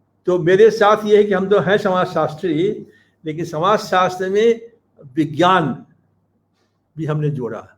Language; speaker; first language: Hindi; native; Hindi